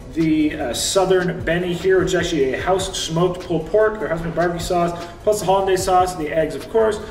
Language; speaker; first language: English; native; English